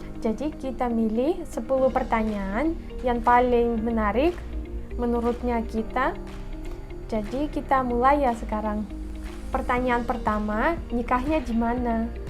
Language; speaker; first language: Indonesian; non-native, fluent; Russian